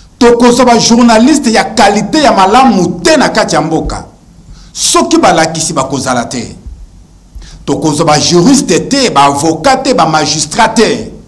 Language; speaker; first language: Lingala; native; Lingala